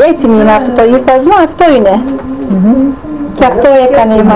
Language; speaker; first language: Greek; non-native, local second language; Turkish